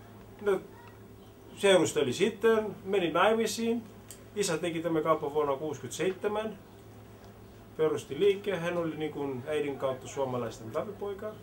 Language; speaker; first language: Finnish; early bilingual, heritage; Finnish